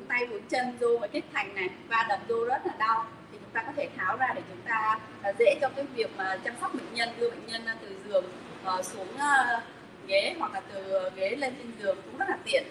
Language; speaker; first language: Vietnamese; native; Vietnamese